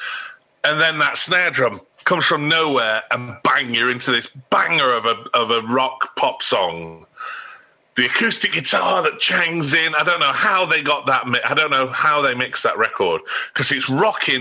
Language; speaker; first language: English; native; English